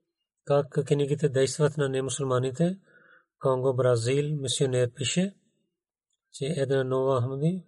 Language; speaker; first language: Bulgarian; non-native, fluent; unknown